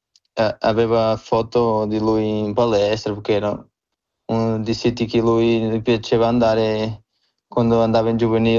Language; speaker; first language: Italian; non-native, learner; Portuguese